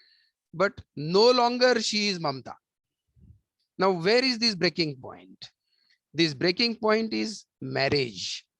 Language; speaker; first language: English; non-native, local second language; Marathi